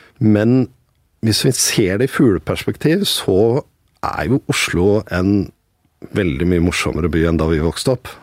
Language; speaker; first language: Norwegian; native; Norwegian